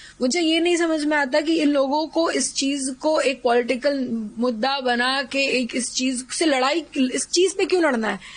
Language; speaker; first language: Hindi; native; Hindi